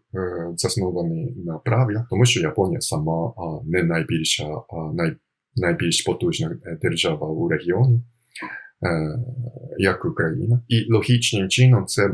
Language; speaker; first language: Ukrainian; non-native, fluent; Japanese